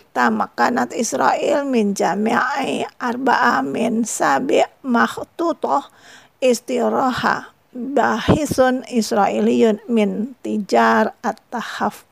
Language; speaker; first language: Arabic; non-native, fluent; Indonesian